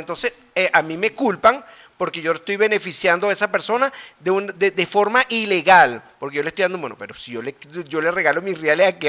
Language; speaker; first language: Spanish; native; Spanish